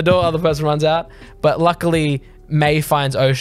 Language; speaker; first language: English; native; English